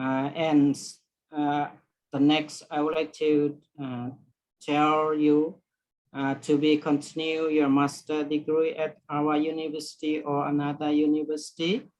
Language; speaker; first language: English; non-native, learner; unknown